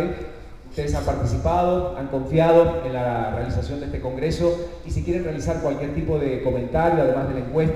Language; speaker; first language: Spanish; native; Spanish